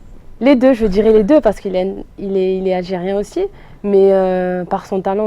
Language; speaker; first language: French; native; French